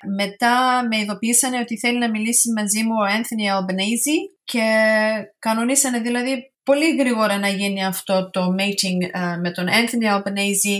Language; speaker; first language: Greek; early bilingual, heritage; Greek